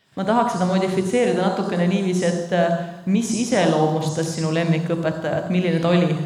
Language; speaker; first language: Estonian; native; Estonian